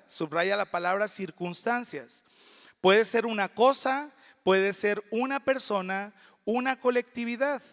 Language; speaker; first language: Spanish; native; Spanish